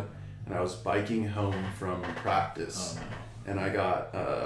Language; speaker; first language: English; native; English